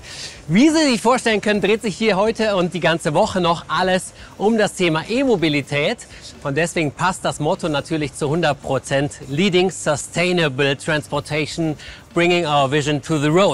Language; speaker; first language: German; native; German